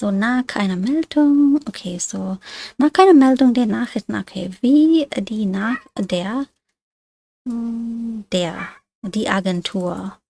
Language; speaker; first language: German; non-native, fluent; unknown